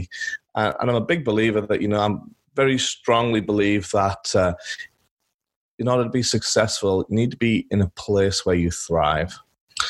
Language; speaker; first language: English; native; English